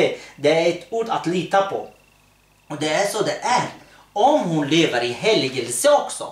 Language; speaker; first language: Swedish; early bilingual, other home language; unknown